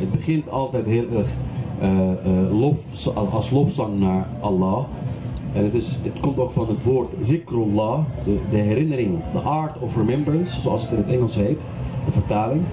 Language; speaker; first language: Dutch; non-native, fluent; Arabic